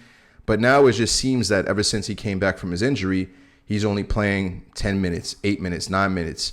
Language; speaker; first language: English; native; English